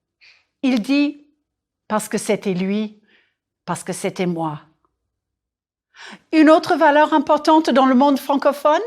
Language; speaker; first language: French; non-native, fluent; English